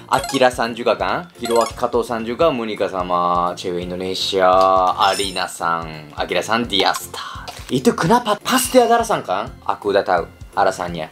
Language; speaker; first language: Indonesian; non-native, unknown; Japanese